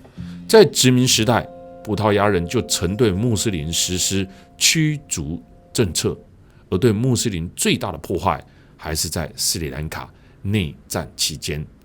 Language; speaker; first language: Chinese; native; Chinese